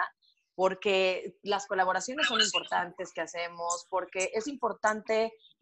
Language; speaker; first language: Spanish; native; Spanish